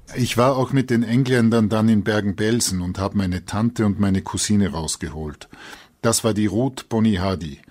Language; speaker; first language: German; native; German